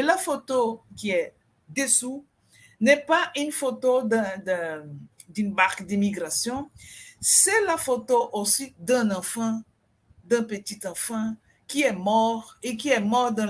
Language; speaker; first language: French; non-native, fluent; Portuguese